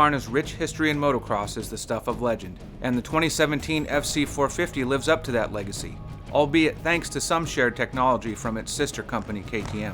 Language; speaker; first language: English; native; English